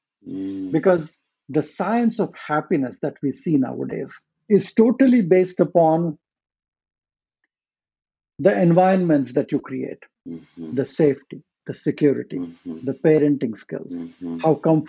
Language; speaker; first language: English; non-native, local second language; Marathi